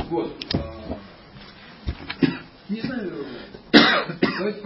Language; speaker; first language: Russian; native; Russian